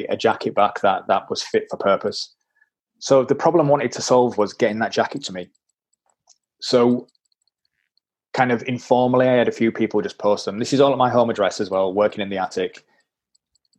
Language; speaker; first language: English; native; English